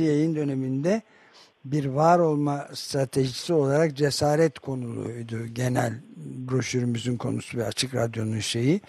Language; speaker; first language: Turkish; native; Turkish